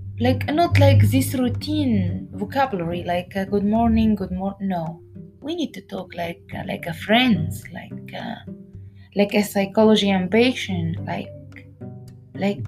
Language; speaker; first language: English; non-native, learner; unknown